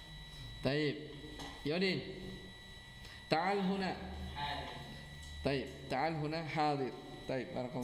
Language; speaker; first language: Arabic; non-native, fluent; Indonesian